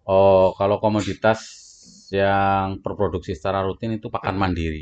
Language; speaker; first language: Indonesian; non-native, local second language; Javanese